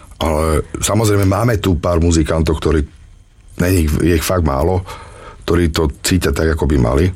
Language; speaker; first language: Slovak; native; Slovak